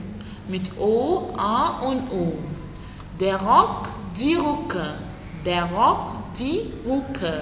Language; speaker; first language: German; non-native, fluent; Arabic